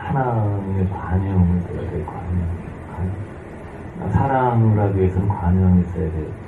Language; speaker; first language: Korean; native; Korean